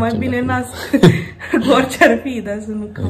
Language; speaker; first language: Romanian; native; Romanian